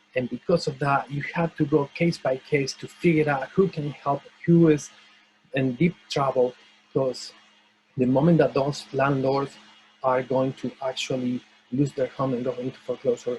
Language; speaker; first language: English; non-native, fluent; Spanish